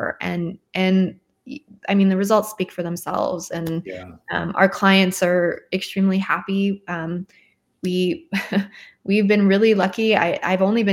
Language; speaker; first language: English; native; English